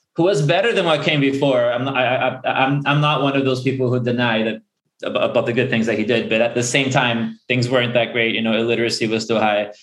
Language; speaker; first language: English; early bilingual, other home language; Portuguese